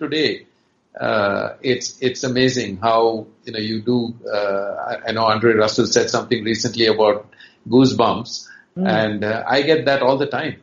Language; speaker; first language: English; non-native, local second language; Kannada